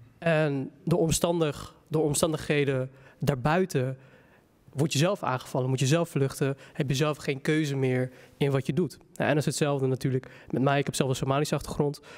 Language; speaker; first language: Dutch; early bilingual, other home language; Somali